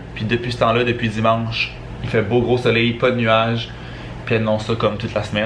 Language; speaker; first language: French; native; French